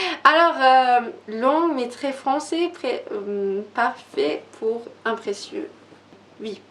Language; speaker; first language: French; non-native, learner; Persian